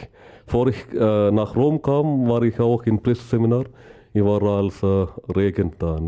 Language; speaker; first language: German; non-native, learner; Malayalam